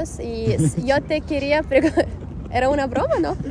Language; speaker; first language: Spanish; non-native, fluent; Russian